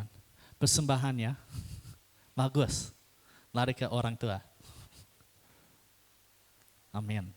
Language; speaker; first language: Indonesian; non-native, fluent; English